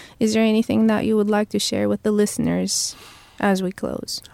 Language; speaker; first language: English; non-native, fluent; Turkish